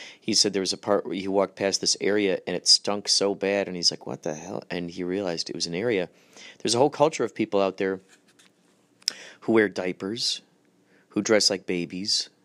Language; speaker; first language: English; native; English